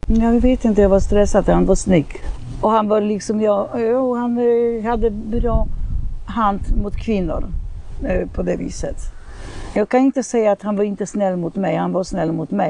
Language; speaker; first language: Swedish; non-native, fluent; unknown